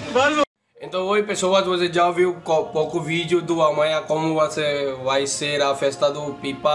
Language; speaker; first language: Portuguese; non-native, learner; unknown